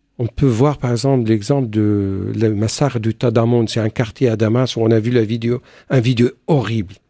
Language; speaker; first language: French; non-native, fluent; Arabic